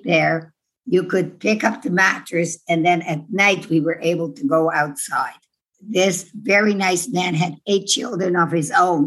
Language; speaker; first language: English; non-native, fluent; Dutch